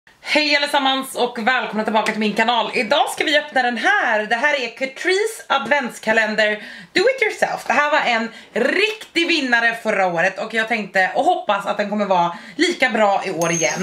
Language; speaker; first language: Swedish; native; Swedish